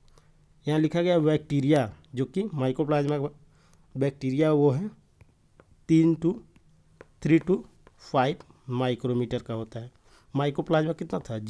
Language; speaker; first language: Hindi; native; Hindi